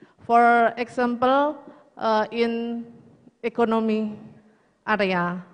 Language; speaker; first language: English; non-native, learner; Indonesian